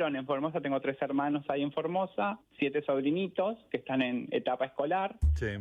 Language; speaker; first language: Spanish; native; Spanish